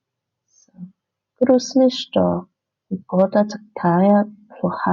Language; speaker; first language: Russian; non-native, learner; English